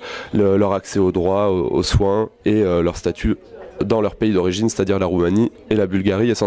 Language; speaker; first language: French; native; French